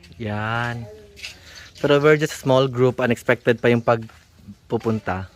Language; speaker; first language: Filipino; non-native, local second language; Cebuano